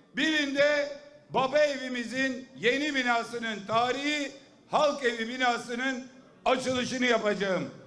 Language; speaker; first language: Turkish; native; Turkish